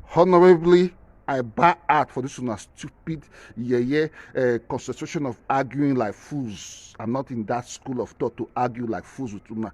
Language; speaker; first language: Nigerian Pidgin; non-native, local second language; Esan